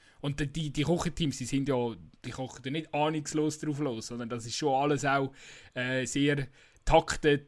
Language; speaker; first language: German; native; German